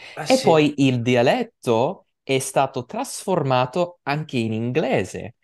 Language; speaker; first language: Italian; non-native, fluent; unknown